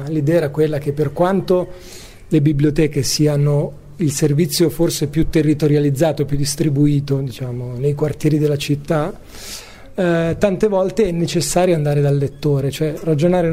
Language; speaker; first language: Italian; native; Italian